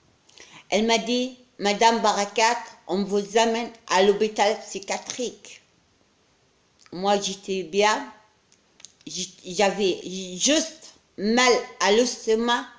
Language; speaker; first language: French; non-native, learner; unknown